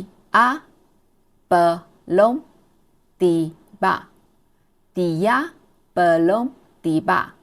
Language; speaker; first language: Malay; non-native, local second language; Chinese